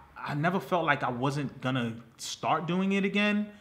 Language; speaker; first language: English; native; English